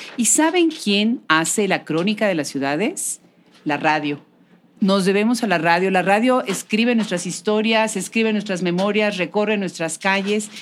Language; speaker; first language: Spanish; native; Spanish